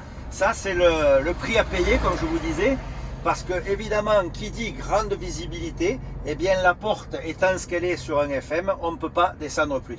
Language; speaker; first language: French; native; French